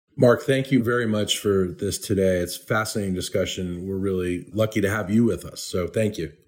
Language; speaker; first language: English; native; English